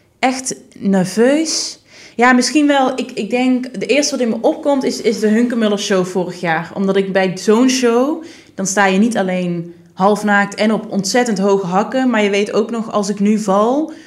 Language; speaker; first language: Dutch; non-native, local second language; Limburgish